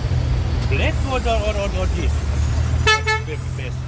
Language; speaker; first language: English; non-native, learner; Slovenian